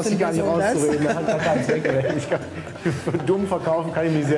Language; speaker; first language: German; native; German